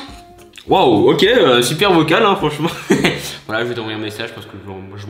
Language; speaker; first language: French; native; French